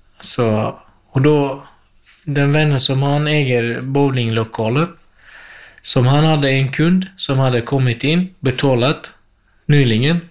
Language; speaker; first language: Swedish; non-native, fluent; Kurdish